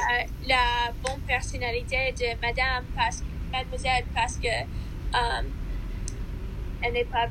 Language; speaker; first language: French; non-native, learner; English